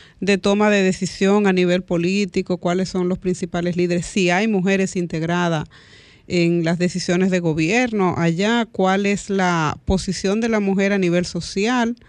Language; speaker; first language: Spanish; native; Spanish